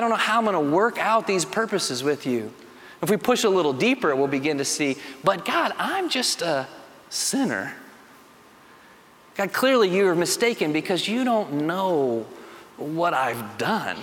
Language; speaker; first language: English; native; English